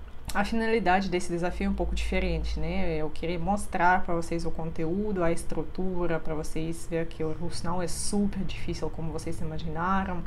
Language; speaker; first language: Portuguese; non-native, fluent; Russian